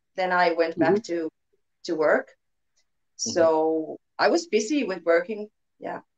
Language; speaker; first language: English; non-native, learner; Finnish